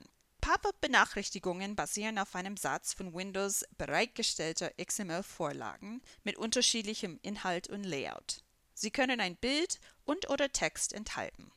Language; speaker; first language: German; non-native, fluent; English